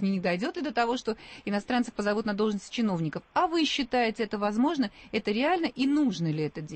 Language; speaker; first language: Russian; native; Russian